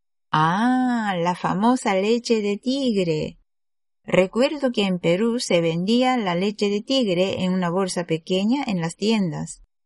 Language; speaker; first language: Spanish; non-native, fluent; Japanese